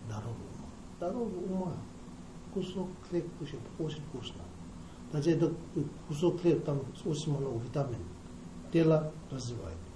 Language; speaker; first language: Russian; non-native, learner; Tibetan